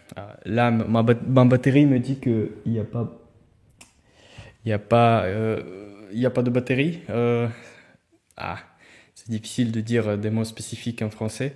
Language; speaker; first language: French; non-native, fluent; Russian